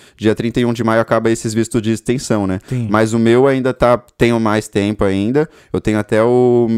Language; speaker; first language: Portuguese; native; Portuguese